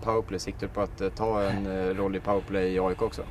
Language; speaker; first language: Swedish; native; Swedish